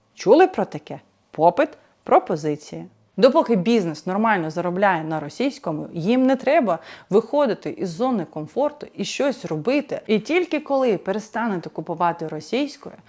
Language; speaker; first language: Ukrainian; non-native, local second language; Russian